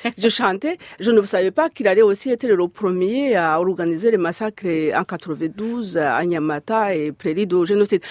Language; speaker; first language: French; non-native, local second language; Kinyarwanda